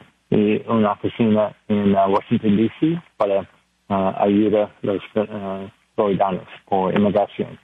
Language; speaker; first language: Spanish; non-native, learner; English